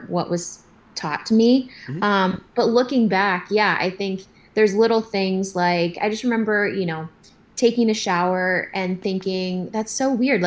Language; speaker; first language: English; native; English